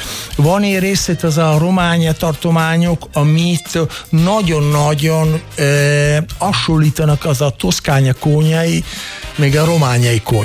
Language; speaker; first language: Hungarian; non-native, learner; Italian